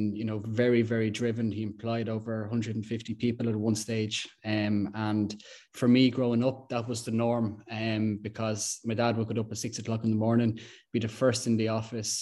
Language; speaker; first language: English; native; English